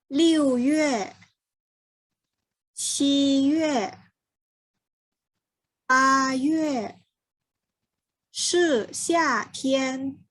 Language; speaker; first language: Chinese; non-native, fluent; Thai